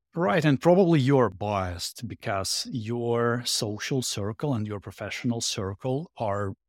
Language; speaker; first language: English; non-native, fluent; Russian